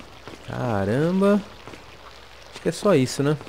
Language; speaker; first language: Portuguese; native; Portuguese